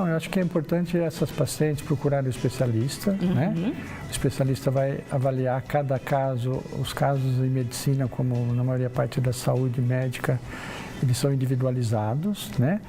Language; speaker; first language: Portuguese; native; Portuguese